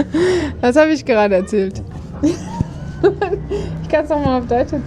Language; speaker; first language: German; non-native, fluent; Spanish